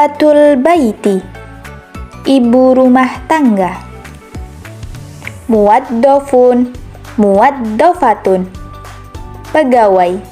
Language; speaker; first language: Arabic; non-native, fluent; Indonesian